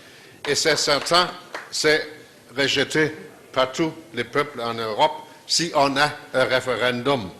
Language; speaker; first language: French; non-native, fluent; Danish